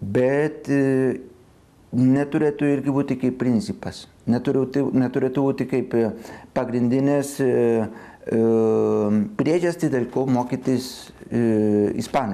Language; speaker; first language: Lithuanian; non-native, fluent; Spanish